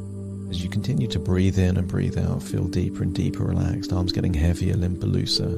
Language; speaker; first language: English; native; English